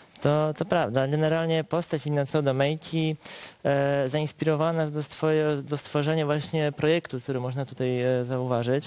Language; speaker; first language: Polish; native; Polish